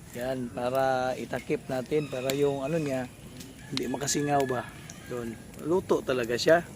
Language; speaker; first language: Filipino; non-native, local second language; Cebuano